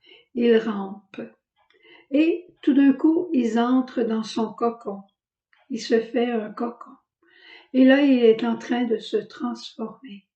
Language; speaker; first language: French; native; French